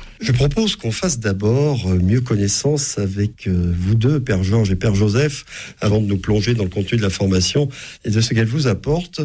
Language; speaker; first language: French; native; French